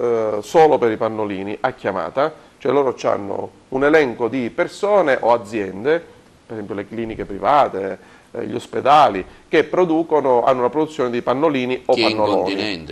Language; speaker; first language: Italian; native; Italian